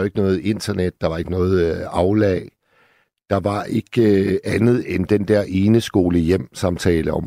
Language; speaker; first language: Danish; native; Danish